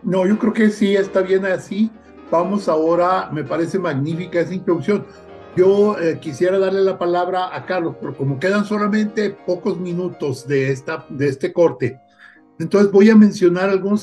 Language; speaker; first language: Spanish; native; Spanish